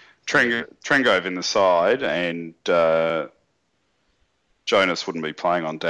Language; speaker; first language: English; native; English